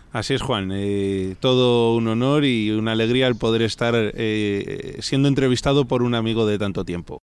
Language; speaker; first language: Spanish; native; Spanish